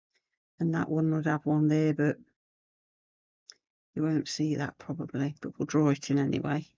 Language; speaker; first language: English; native; English